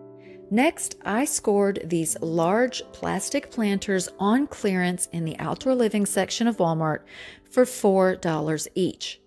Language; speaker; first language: English; native; English